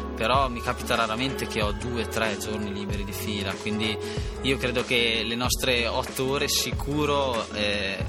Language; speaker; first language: Italian; native; Italian